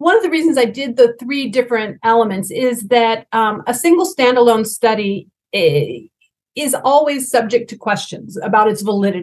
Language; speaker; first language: English; native; English